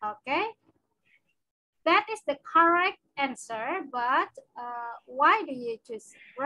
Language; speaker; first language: English; non-native, fluent; Indonesian